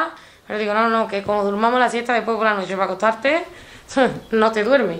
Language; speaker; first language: Spanish; native; Spanish